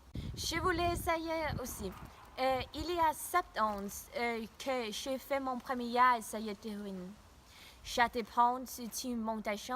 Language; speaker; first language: French; non-native, learner; Danish